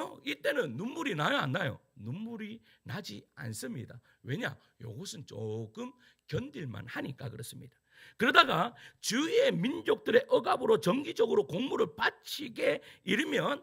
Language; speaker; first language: Korean; native; Korean